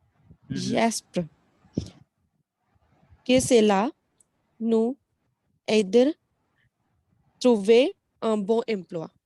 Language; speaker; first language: French; non-native, learner; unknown